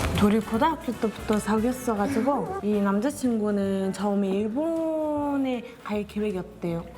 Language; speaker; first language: Korean; non-native, fluent; Mongolian